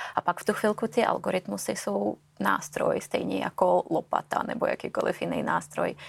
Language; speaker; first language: Czech; non-native, fluent; Russian